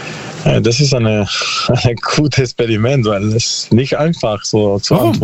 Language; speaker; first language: German; non-native, learner; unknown